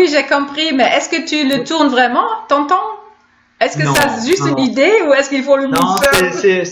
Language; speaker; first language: French; non-native, fluent; German